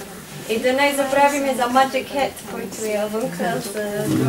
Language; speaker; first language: Bulgarian; non-native, learner; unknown